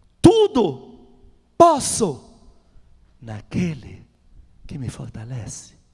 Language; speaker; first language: Portuguese; non-native, fluent; Arabic